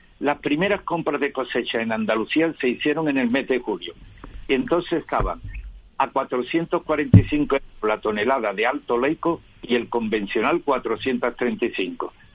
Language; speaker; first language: Spanish; native; Spanish